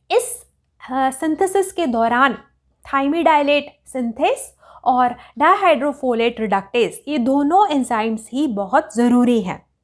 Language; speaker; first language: Hindi; native; Hindi